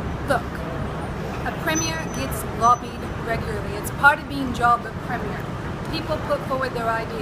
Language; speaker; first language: English; native; English